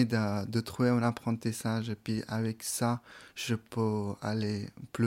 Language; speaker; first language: French; non-native, fluent; Persian